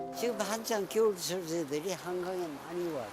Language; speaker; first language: Korean; native; Korean